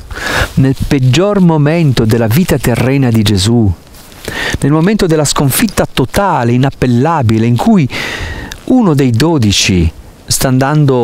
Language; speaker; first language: Italian; native; Italian